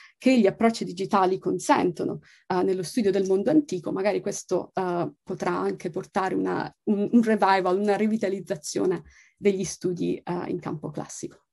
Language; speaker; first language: Italian; native; Italian